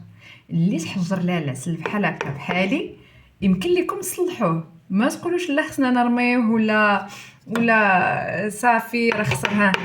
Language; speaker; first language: Arabic; native; Arabic